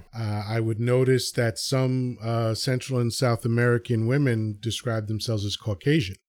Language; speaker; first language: English; early bilingual, other home language; Spanish